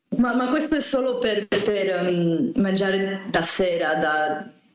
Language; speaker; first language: Italian; non-native, learner; Spanish